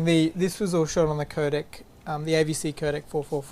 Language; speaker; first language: English; native; English